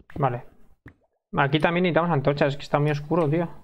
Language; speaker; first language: Spanish; native; Spanish